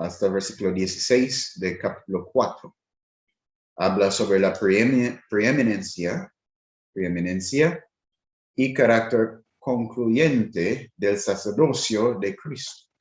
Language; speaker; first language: Spanish; non-native, fluent; English